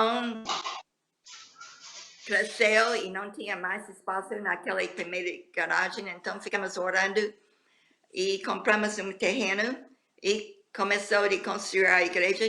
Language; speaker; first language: Portuguese; non-native, fluent; English